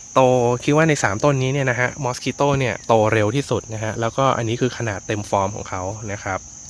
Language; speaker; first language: Thai; native; Thai